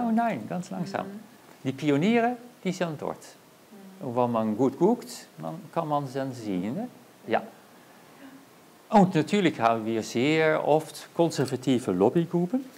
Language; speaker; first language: German; non-native, learner; Dutch